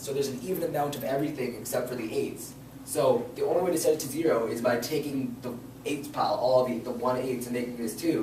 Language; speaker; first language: English; native; English